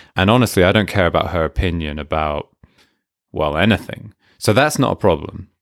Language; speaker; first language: English; native; English